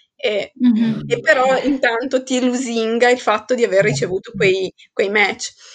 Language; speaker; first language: Italian; early bilingual, other home language; Arabic